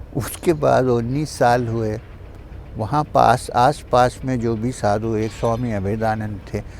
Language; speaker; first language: Hindi; non-native, local second language; Urdu